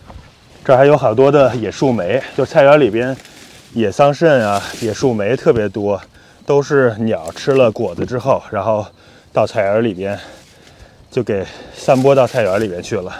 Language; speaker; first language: Chinese; native; Chinese